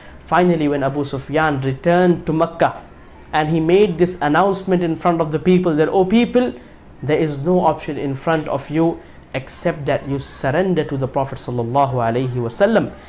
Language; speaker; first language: English; non-native, local second language; Urdu